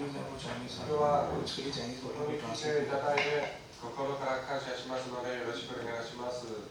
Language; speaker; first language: Japanese; non-native, learner; Chinese